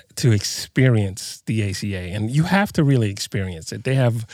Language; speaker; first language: English; native; English